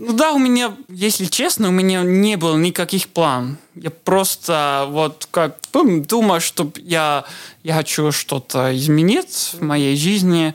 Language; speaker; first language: Russian; non-native, learner; Estonian